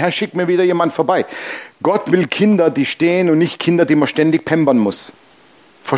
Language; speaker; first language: German; native; German